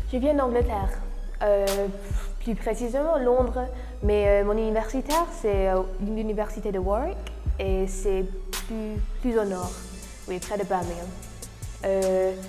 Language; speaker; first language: French; non-native, fluent; English